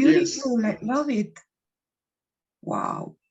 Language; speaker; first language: English; non-native, learner; Spanish